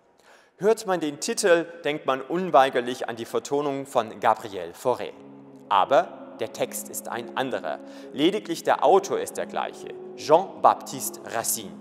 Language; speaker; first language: German; native; German